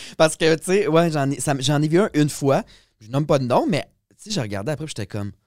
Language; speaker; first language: French; native; French